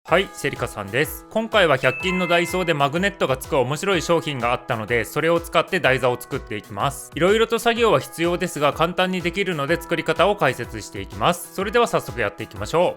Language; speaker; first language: Japanese; native; Japanese